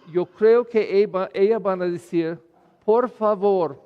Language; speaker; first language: Spanish; non-native, fluent; English